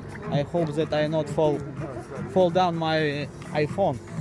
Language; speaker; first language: English; non-native, learner; Russian